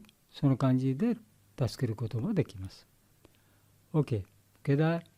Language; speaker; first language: Japanese; non-native, learner; Bangla